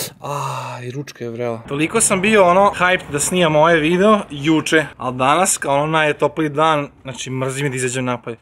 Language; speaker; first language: Serbian; native; Serbian